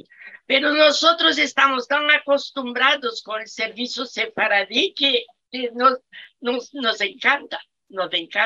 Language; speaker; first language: Spanish; non-native, fluent; Portuguese